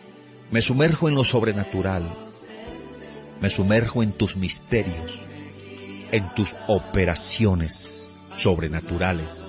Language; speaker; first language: Spanish; native; Spanish